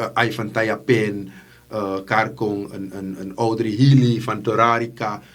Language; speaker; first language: Dutch; native; Dutch